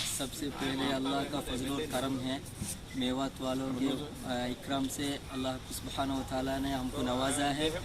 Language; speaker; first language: Hindi; non-native, fluent; Tamil